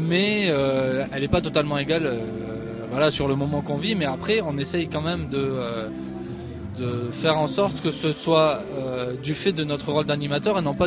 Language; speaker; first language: French; native; French